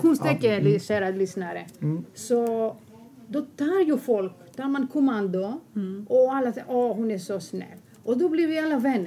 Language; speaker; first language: Swedish; non-native, fluent; Greek